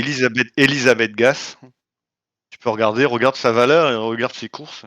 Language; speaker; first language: French; native; French